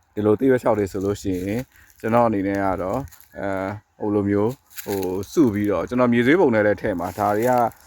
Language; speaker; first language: Burmese; native; Burmese